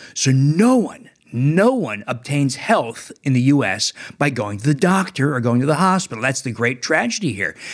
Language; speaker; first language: English; native; English